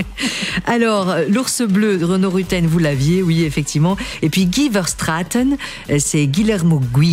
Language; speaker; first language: French; native; French